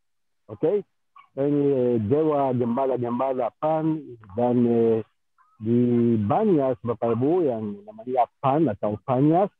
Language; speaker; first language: Indonesian; non-native, fluent; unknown